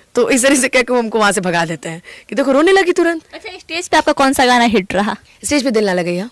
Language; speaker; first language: Hindi; native; Hindi